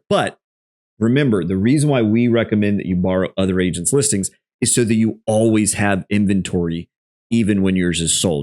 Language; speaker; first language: English; native; English